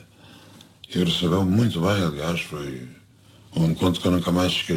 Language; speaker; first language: Portuguese; native; Portuguese